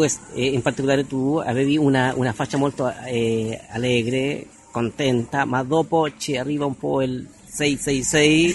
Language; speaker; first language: Italian; non-native, fluent; Spanish